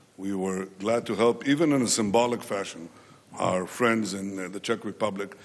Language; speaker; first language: English; non-native, fluent; Hebrew